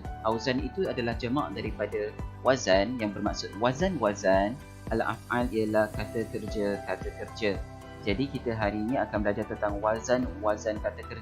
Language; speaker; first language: Malay; native; Malay